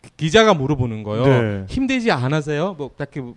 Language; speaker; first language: Korean; non-native, fluent; Bangla